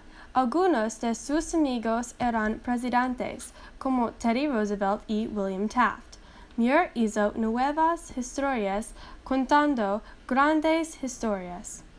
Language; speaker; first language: Spanish; non-native, learner; English